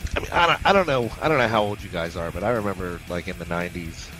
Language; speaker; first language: English; native; English